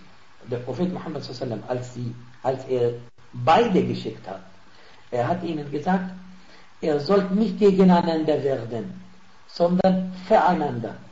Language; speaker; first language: German; non-native, fluent; Arabic